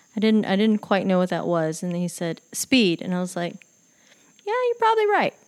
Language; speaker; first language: English; native; English